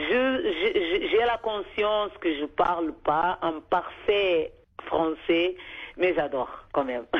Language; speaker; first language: French; non-native, fluent; Kabuverdianu